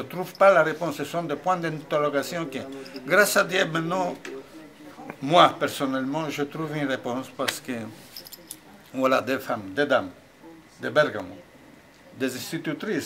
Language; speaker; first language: French; non-native, fluent; Ladino